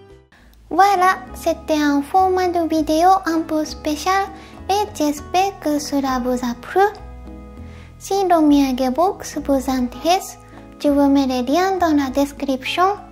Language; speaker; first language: French; non-native, fluent; Japanese